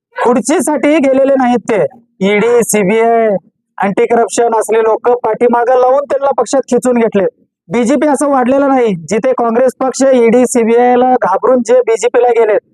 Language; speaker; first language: Marathi; non-native, local second language; Lambadi